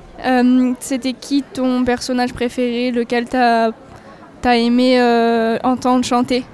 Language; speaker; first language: French; native; French